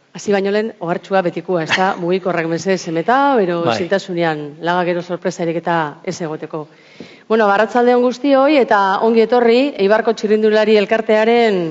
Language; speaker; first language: Basque; native; Basque